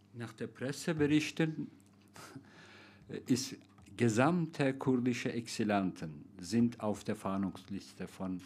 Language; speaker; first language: German; non-native, fluent; Turkish